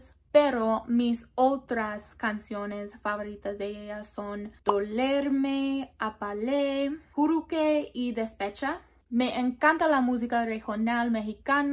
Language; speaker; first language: Spanish; non-native, learner; English